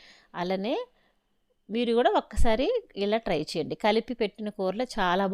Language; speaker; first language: Telugu; native; Telugu